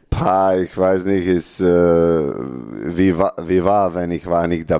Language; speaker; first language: German; non-native, learner; Serbian